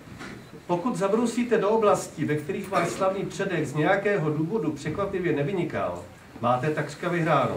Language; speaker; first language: Czech; native; Czech